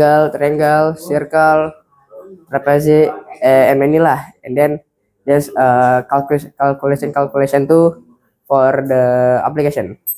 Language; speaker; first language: English; non-native, learner; Indonesian